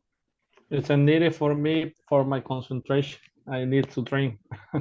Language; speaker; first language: English; non-native, learner; Spanish